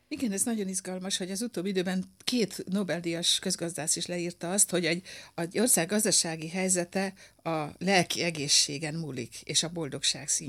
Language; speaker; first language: Hungarian; native; Hungarian